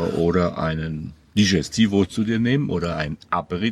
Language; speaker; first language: German; native; German